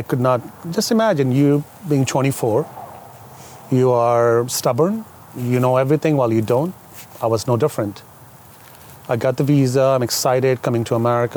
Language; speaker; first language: English; non-native, local second language; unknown